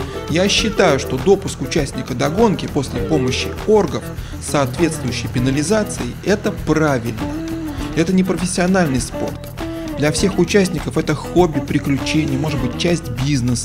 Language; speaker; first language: Russian; native; Russian